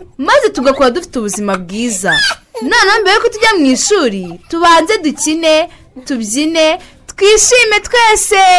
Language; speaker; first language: Kinyarwanda; native; Kinyarwanda